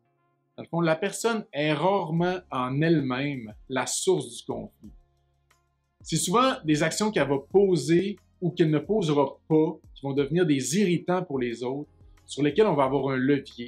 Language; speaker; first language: French; native; French